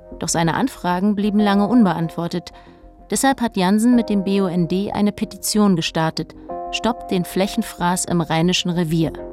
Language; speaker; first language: German; native; German